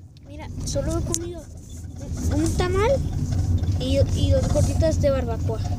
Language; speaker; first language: Spanish; native; Spanish